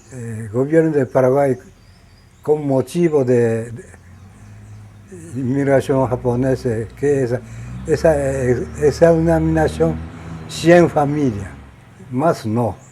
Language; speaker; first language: Spanish; non-native, learner; Japanese